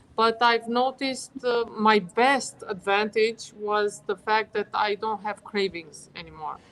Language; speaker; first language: English; non-native, fluent; Romanian